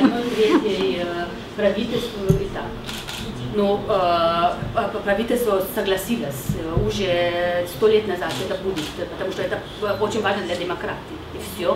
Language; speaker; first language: Russian; non-native, fluent; Slovenian